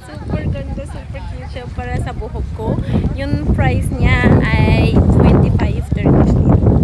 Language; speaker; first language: Filipino; non-native, learner; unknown